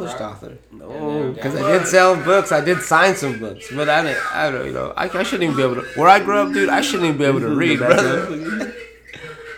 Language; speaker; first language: English; native; English